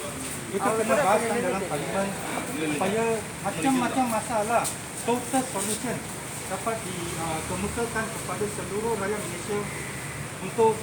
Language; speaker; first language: Malay; native; Malay